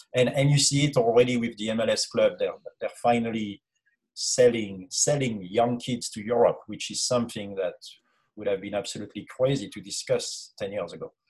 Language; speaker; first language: English; non-native, fluent; French